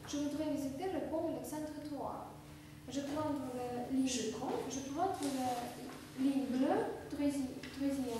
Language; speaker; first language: French; non-native, learner; Russian